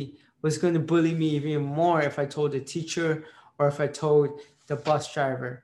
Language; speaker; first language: English; early bilingual, other home language; Marathi